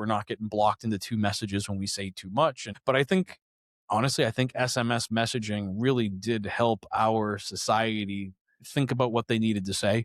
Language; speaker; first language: English; native; English